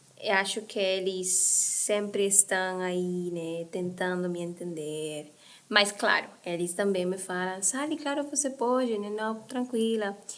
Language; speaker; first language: Portuguese; non-native, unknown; Spanish